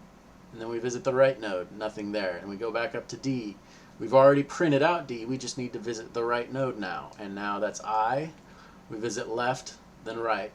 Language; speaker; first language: English; native; English